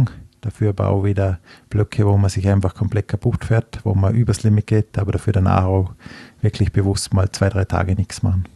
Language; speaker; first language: German; native; German